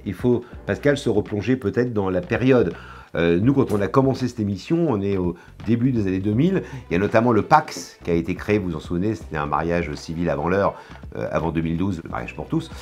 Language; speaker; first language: French; native; French